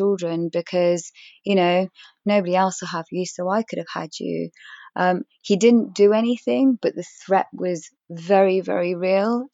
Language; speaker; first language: English; native; English